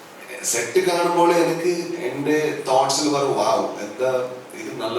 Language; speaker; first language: Malayalam; non-native, learner; Kannada